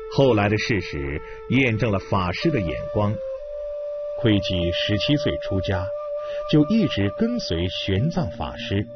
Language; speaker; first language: Chinese; native; Chinese